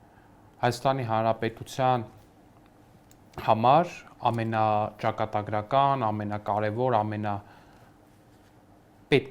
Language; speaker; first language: Armenian; native; Armenian